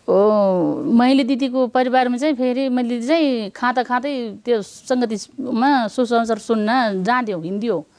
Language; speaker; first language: Nepali; non-native, local second language; Eastern Tamang